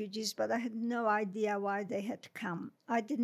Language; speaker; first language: English; non-native, fluent; Polish